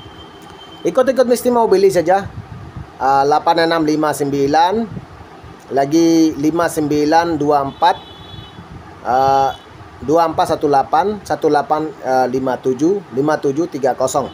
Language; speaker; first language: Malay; non-native, learner; Bangla